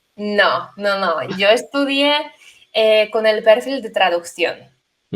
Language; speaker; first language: Spanish; non-native, fluent; Polish